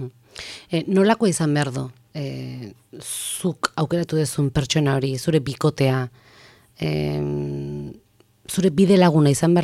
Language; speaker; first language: Basque; native; Basque